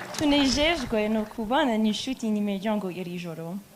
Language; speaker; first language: Kinyarwanda; non-native, learner; English